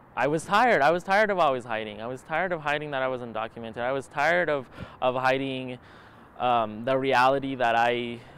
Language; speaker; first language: English; early bilingual, other home language; Spanish